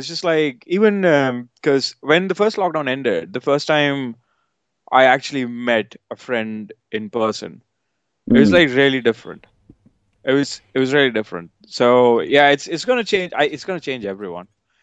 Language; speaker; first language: English; non-native, local second language; Hindi